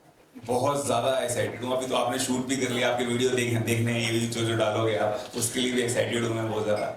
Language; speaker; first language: Hindi; native; Hindi